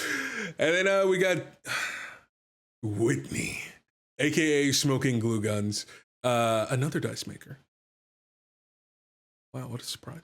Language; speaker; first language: English; native; English